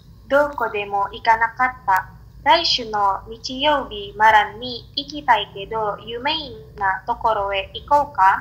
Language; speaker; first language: Japanese; non-native, learner; Indonesian